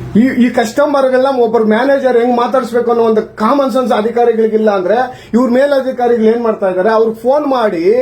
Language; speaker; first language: Kannada; native; Kannada